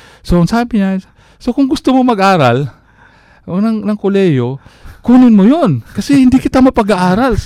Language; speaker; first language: Filipino; non-native, local second language; Iloko